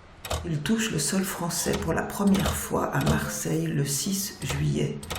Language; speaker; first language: French; native; French